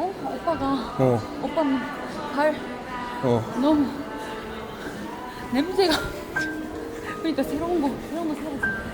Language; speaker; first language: Korean; non-native, learner; Japanese